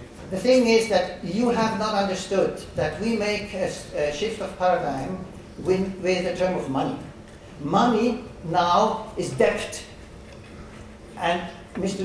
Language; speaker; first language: English; non-native, fluent; German